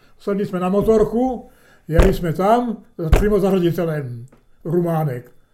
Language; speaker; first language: Czech; early bilingual, heritage; Czech